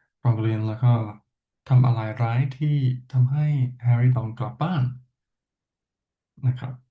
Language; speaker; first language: Thai; non-native, fluent; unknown